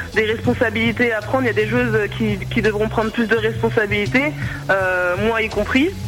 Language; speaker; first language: French; native; French